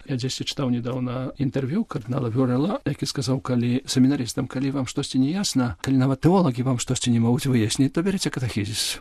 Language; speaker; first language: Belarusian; non-native, local second language; Polish